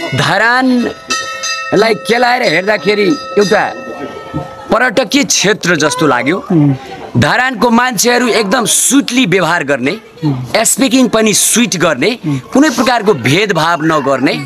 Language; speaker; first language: Nepali; non-native, local second language; Maithili